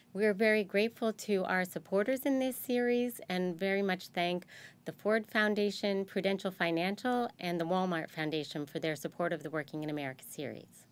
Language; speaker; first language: English; native; English